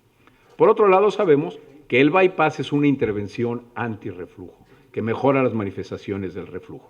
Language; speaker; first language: Spanish; native; Spanish